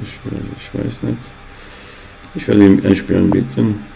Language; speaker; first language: German; non-native, fluent; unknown